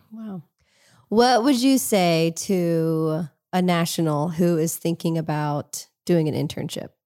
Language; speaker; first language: English; native; English